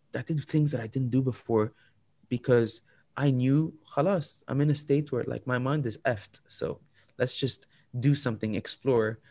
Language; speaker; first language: English; non-native, fluent; Arabic